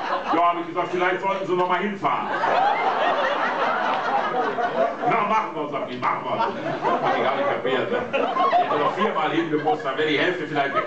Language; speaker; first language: German; native; German